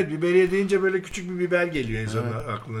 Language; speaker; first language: Turkish; native; Turkish